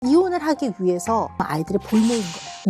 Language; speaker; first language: Korean; native; Korean